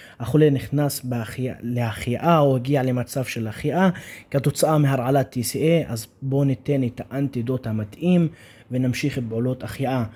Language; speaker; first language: Hebrew; non-native, local second language; Arabic